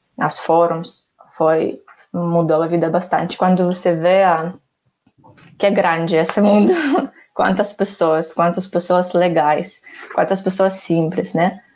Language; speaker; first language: Portuguese; non-native, fluent; Ukrainian